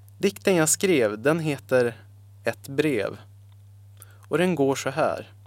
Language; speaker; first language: Swedish; non-native, fluent; Arabic